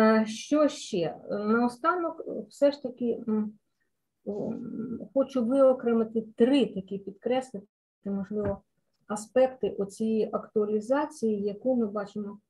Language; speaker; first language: Ukrainian; native; Ukrainian